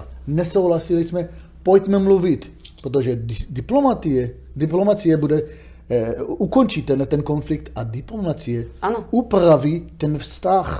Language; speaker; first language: Czech; non-native, learner; Hebrew